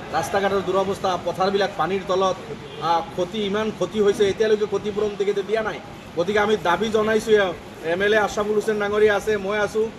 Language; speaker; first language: Assamese; non-native, local second language; Bangla